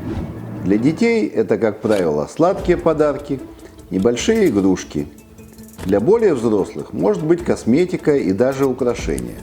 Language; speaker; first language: Russian; native; Russian